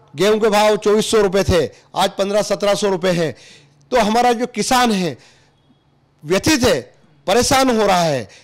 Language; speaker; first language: Hindi; native; Hindi